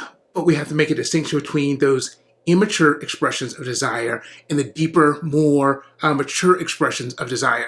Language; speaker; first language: English; native; English